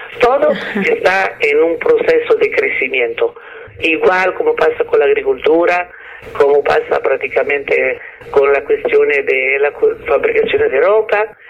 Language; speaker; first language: Spanish; non-native, fluent; Italian